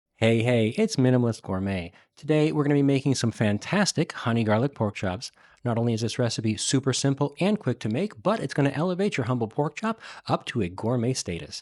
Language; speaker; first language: English; native; English